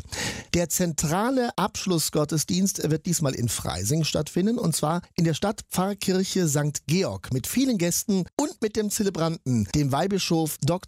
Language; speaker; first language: German; native; German